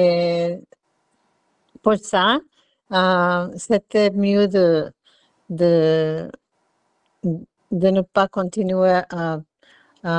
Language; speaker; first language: French; non-native, learner; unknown